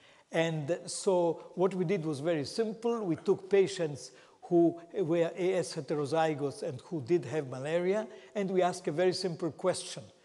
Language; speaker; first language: English; non-native, fluent; Italian